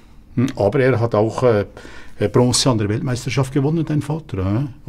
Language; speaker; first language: German; native; German